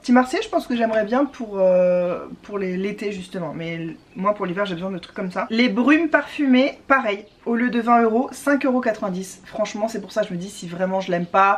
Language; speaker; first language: French; native; French